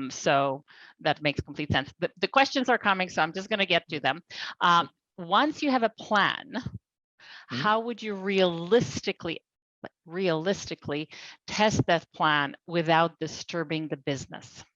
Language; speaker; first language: English; non-native, fluent; Polish